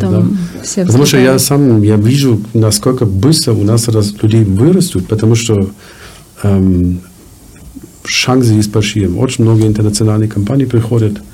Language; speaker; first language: Russian; non-native, learner; German